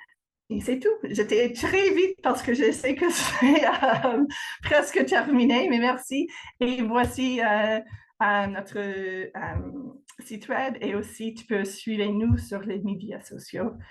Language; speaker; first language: French; non-native, fluent; English